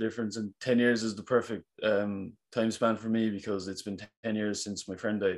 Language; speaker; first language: English; native; English